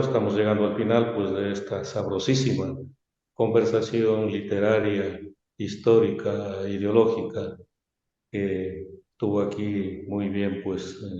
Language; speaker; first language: Spanish; native; Spanish